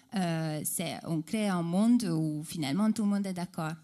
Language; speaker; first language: French; non-native, fluent; Hungarian